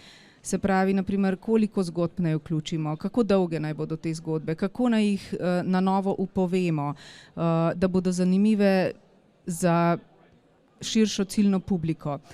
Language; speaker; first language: Slovenian; native; Slovenian